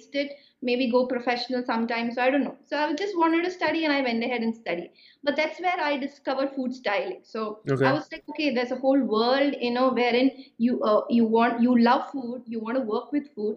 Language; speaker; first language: English; non-native, local second language; Malayalam